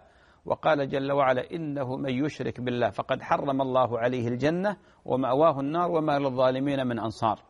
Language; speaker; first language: Arabic; native; Arabic